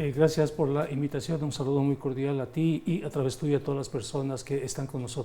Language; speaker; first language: Spanish; native; Spanish